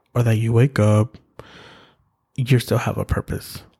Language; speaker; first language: English; early bilingual, other home language; Spanish